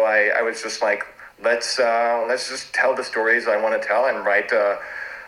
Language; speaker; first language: English; non-native, fluent; French